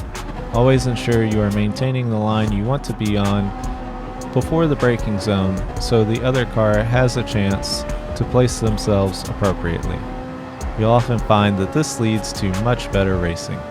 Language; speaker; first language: English; native; English